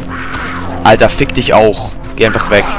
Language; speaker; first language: German; native; German